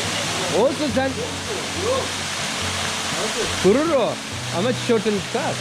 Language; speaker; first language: Turkish; early bilingual, heritage; Turkish